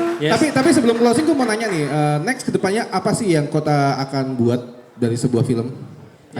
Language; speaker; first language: Indonesian; native; Indonesian